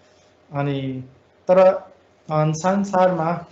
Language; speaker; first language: Nepali; non-native, fluent; English